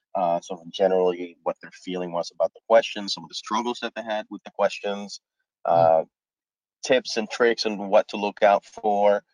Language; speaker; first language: English; early bilingual, other home language; Spanish